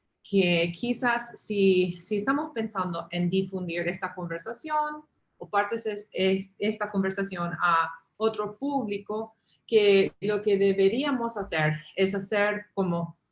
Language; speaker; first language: Spanish; early bilingual, heritage; English